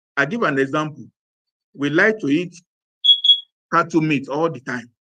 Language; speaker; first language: English; non-native, local second language; Yoruba